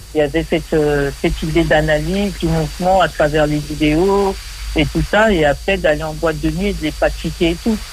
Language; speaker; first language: French; early bilingual, other home language; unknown